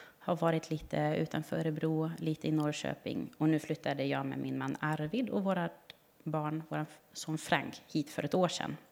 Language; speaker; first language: Swedish; non-native, fluent; German